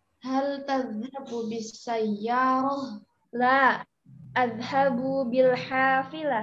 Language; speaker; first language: Arabic; non-native, learner; Indonesian